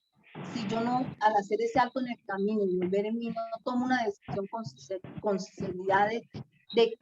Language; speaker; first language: Spanish; native; Spanish